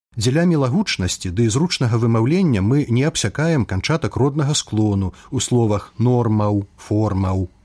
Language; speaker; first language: Belarusian; native; Belarusian